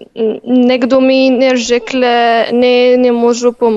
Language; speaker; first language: Czech; non-native, learner; Arabic